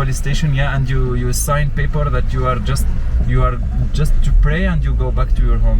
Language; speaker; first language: English; non-native, learner; Arabic